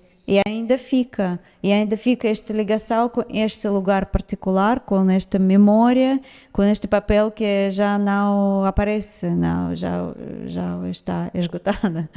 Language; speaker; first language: Portuguese; non-native, fluent; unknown